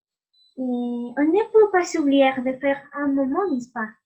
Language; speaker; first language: French; non-native, learner; Spanish